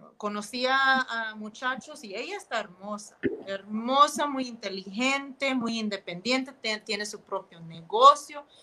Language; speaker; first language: Spanish; early bilingual, heritage; Spanish